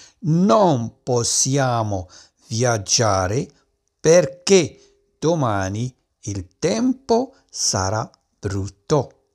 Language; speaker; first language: Italian; non-native, fluent; Arabic